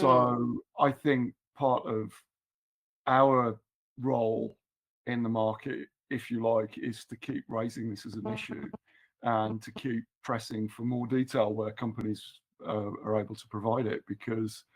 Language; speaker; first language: English; native; English